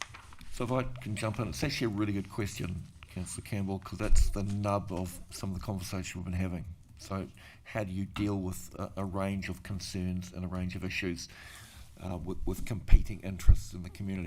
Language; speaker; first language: English; native; English